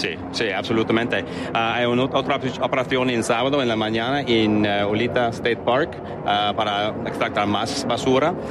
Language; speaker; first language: Spanish; non-native, learner; English